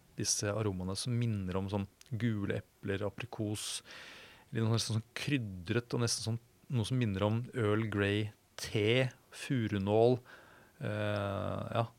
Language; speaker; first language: Norwegian; native; Norwegian